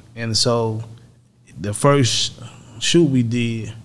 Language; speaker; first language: English; native; English